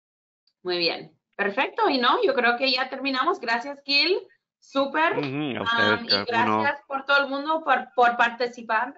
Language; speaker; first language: Spanish; early bilingual, heritage; Spanish